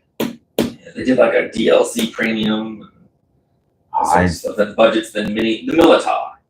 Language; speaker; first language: English; native; English